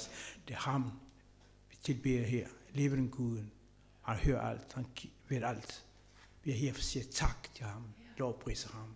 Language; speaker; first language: Danish; non-native, fluent; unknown